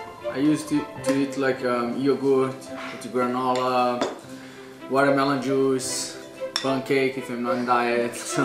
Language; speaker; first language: English; non-native, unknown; Portuguese